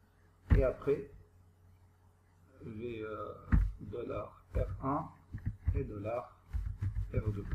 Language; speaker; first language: French; non-native, local second language; Arabic